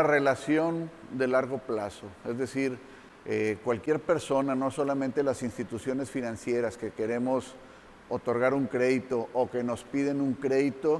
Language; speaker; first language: Spanish; native; Spanish